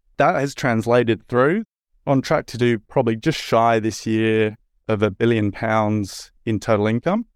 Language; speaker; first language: English; native; English